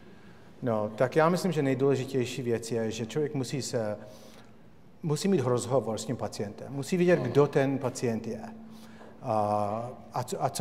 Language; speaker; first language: Czech; early bilingual, heritage; Czech